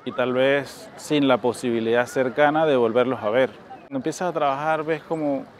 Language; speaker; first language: Spanish; native; Spanish